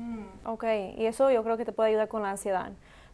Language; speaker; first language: Spanish; non-native, learner; English